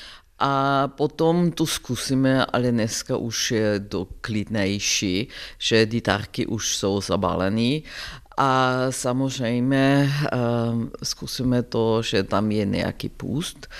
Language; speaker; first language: Czech; non-native, fluent; German